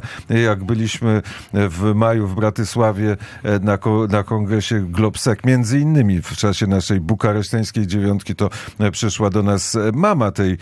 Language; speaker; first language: Polish; native; Polish